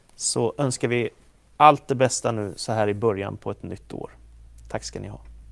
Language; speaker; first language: Swedish; native; Swedish